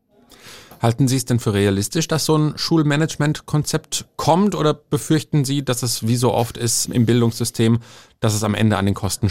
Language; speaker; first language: German; native; German